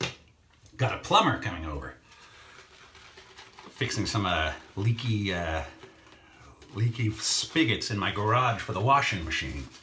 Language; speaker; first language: English; native; English